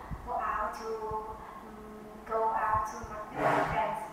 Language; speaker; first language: English; non-native, learner; Vietnamese